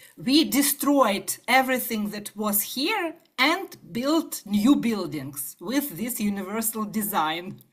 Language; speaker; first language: English; non-native, fluent; Ukrainian